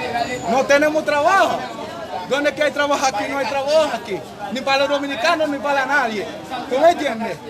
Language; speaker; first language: Spanish; non-native, learner; Haitian Creole